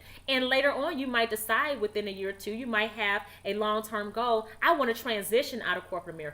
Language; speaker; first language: English; native; English